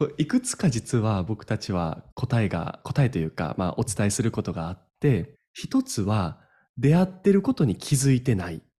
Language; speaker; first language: Japanese; native; Japanese